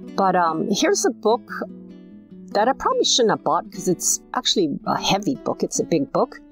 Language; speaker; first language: English; native; English